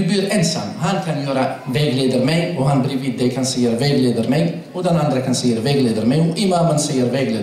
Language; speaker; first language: Swedish; non-native, fluent; Arabic